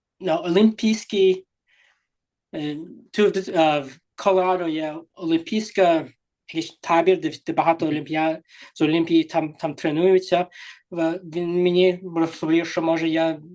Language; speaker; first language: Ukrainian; early bilingual, heritage; English